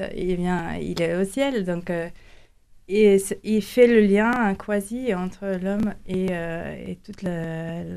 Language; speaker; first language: French; non-native, fluent; Latvian